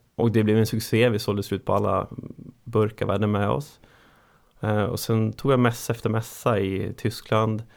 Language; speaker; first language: Swedish; native; Swedish